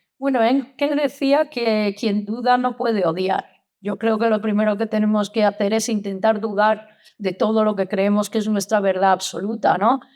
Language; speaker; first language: Spanish; non-native, fluent; Italian